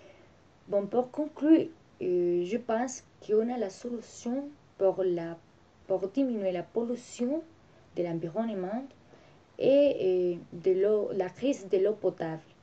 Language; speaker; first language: French; non-native, learner; Spanish